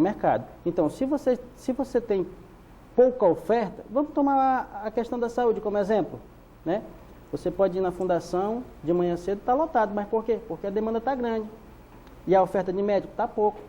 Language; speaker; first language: Portuguese; native; Portuguese